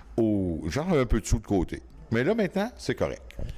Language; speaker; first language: French; native; French